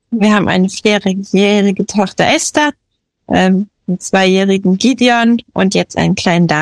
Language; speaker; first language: German; early bilingual, heritage; German